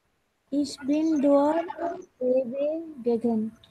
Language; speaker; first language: German; non-native, learner; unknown